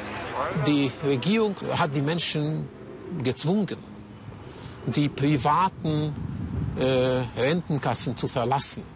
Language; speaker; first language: German; non-native, fluent; Hungarian